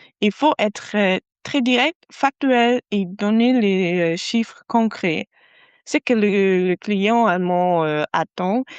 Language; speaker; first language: French; non-native, fluent; German